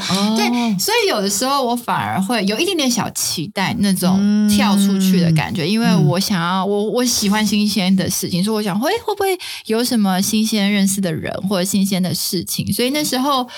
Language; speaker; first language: Chinese; native; Chinese